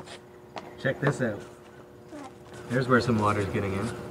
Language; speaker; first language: English; native; English